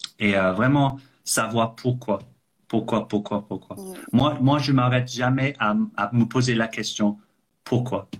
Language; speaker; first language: French; non-native, fluent; English